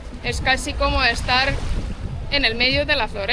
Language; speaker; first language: Spanish; non-native, fluent; Estonian